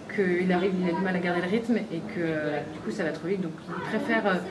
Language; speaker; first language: French; native; French